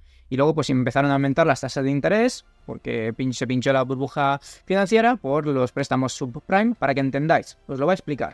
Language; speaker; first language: Spanish; native; Spanish